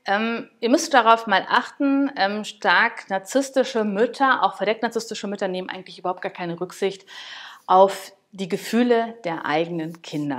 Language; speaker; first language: German; native; German